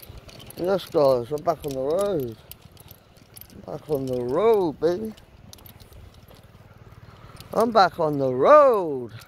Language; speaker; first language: English; native; English